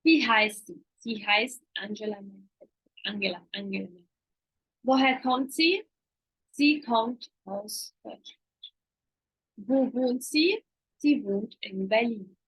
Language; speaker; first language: German; non-native, fluent; Ukrainian